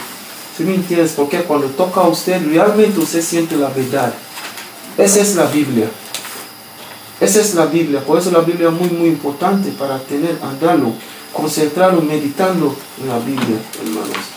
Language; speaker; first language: Spanish; non-native, learner; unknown